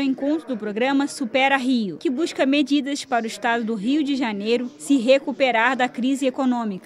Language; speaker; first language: Portuguese; native; Portuguese